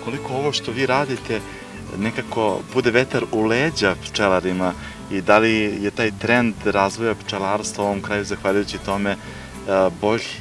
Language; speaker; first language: Bosnian; native; Bosnian